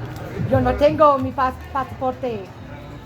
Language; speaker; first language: Spanish; non-native, learner; English